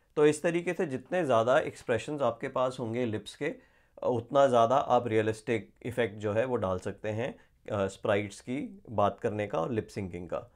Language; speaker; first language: Hindi; native; Hindi